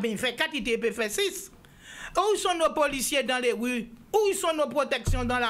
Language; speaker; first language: French; non-native, local second language; Guadeloupean Creole French